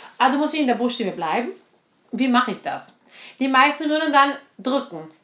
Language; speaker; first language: German; non-native, fluent; Italian